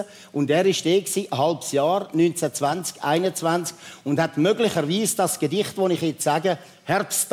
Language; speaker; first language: German; native; German